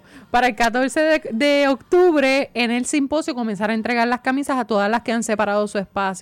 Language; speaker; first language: Spanish; native; Spanish